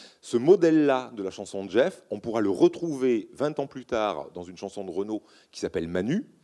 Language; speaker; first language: French; native; French